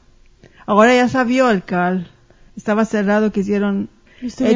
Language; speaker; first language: Spanish; early bilingual, heritage; Ladino